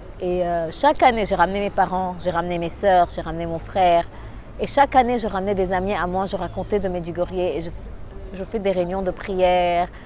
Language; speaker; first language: French; non-native, local second language; Arabic